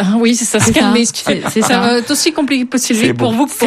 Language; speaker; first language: French; native; French